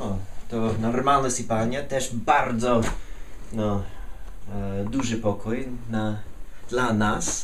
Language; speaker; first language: Polish; non-native, learner; English